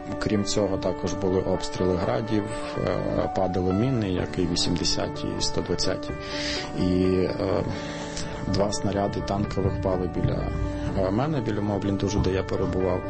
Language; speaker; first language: Ukrainian; native; Ukrainian